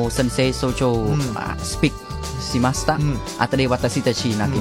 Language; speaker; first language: Japanese; non-native, learner; Khmer